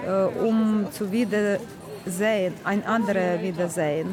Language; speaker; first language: German; non-native, learner; Ukrainian